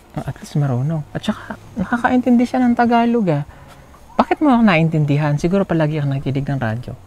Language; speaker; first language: Filipino; non-native, local second language; Cebuano